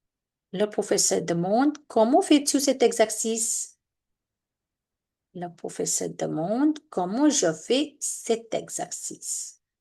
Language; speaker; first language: French; non-native, fluent; Hindi